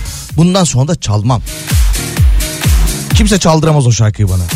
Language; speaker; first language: Turkish; native; Turkish